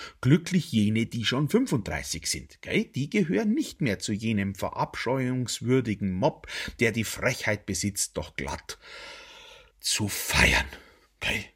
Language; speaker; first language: German; native; German